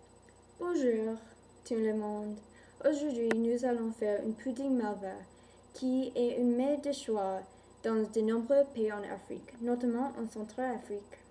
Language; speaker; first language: French; non-native, learner; English